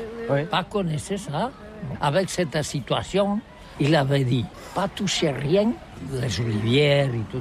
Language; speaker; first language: French; non-native, learner; Catalan